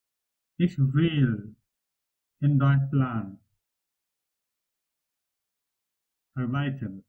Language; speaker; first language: German; non-native, learner; Bangla